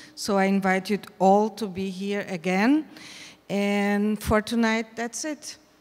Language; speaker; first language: English; non-native, fluent; Portuguese